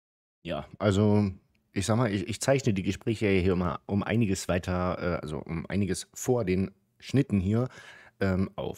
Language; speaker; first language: German; native; German